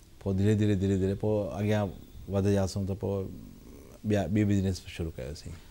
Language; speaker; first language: Sindhi; early bilingual, heritage; Sindhi